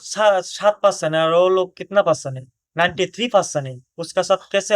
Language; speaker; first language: Hindi; non-native, learner; Bangla